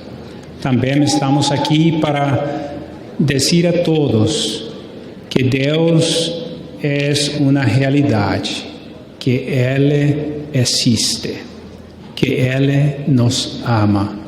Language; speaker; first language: Portuguese; non-native, learner; Spanish